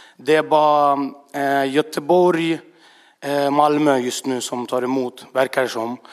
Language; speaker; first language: Swedish; early bilingual, other home language; Russian